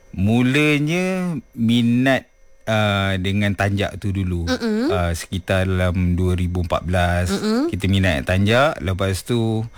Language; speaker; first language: Malay; native; Malay